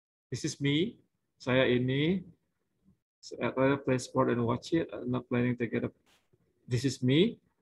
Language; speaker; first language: English; non-native, fluent; Indonesian